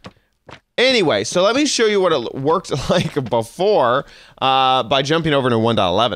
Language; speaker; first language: English; native; English